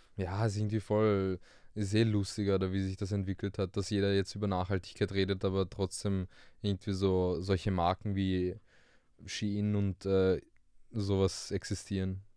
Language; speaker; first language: German; early bilingual, other home language; English